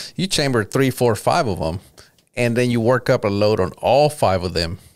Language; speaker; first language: English; early bilingual, other home language; Spanish